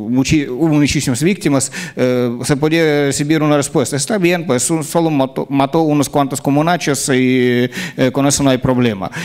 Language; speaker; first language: Spanish; non-native, fluent; Russian